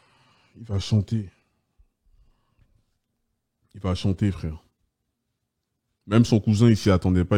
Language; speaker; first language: French; native; French